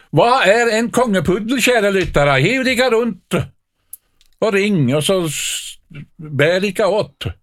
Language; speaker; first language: Norwegian; native; Norwegian